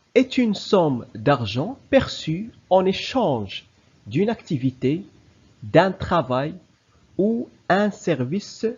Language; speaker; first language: French; non-native, local second language; Arabic